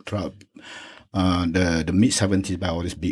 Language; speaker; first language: English; non-native, local second language; Malay